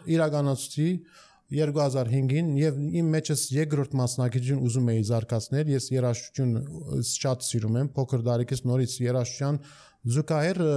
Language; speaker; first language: Armenian; early bilingual, heritage; Armenian